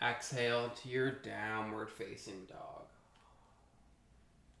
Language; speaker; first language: English; native; English